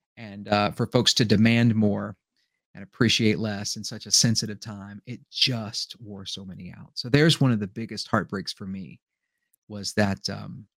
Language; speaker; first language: English; native; English